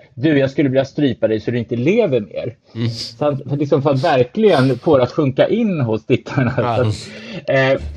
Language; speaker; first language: Swedish; early bilingual, other home language; German